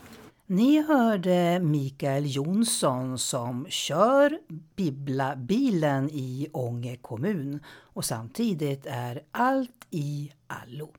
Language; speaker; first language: Swedish; native; Swedish